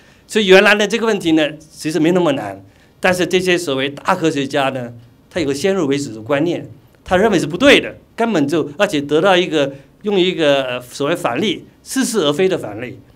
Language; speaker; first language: Chinese; non-native, local second language; Cantonese